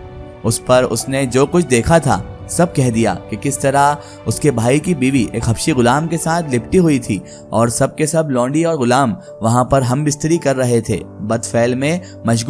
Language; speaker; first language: Hindi; native; Hindi